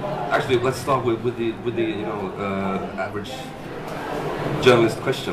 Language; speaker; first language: English; non-native, fluent; Swedish